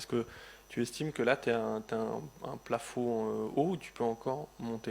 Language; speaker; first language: French; native; French